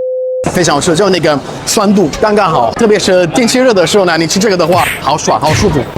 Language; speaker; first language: Chinese; non-native, fluent; Italian